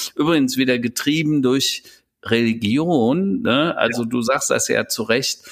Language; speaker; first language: German; native; German